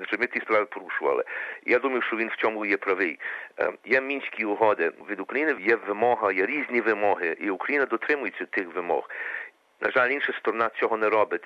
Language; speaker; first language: Ukrainian; early bilingual, heritage; Ukrainian